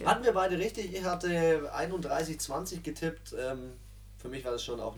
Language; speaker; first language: German; native; German